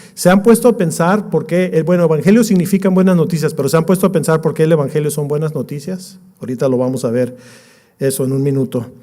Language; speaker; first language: Spanish; native; Spanish